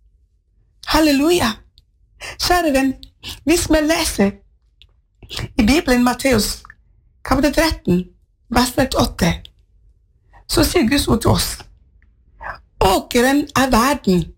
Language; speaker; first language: Norwegian; non-native, fluent; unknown